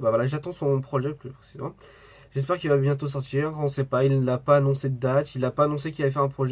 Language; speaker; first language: French; native; French